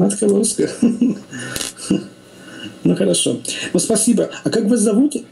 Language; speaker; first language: Russian; non-native, learner; Polish